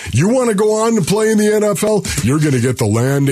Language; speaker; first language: English; native; English